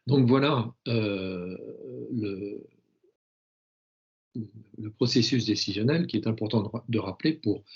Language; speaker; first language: French; native; French